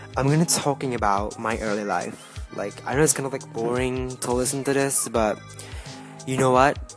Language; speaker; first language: English; non-native, learner; Indonesian